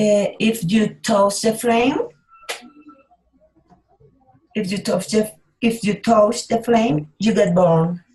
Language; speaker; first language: English; non-native, learner; Spanish